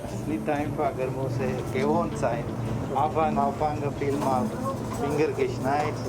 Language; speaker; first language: German; non-native, learner; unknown